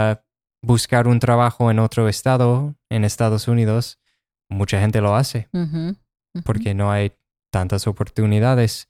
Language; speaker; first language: Spanish; non-native, fluent; English